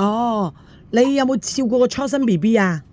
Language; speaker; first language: Cantonese; native; Cantonese